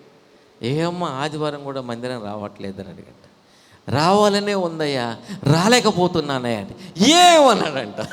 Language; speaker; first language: Telugu; native; Telugu